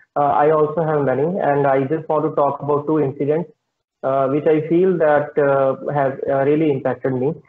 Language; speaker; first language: English; non-native, local second language; Punjabi